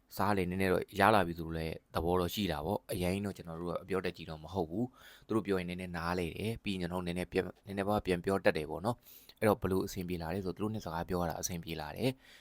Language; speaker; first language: Burmese; native; Burmese